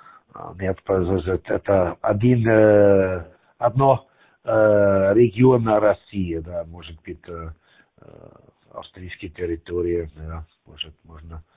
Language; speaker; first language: Russian; non-native, learner; German